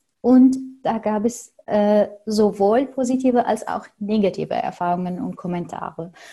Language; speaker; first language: German; non-native, fluent; Arabic